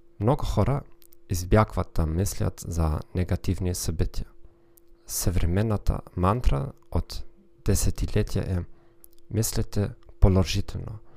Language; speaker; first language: Bulgarian; non-native, learner; German